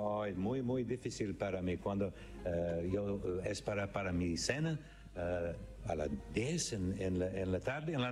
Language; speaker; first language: Spanish; non-native, learner; English